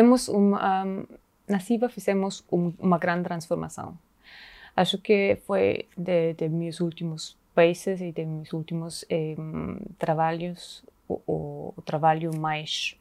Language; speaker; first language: Portuguese; non-native, fluent; German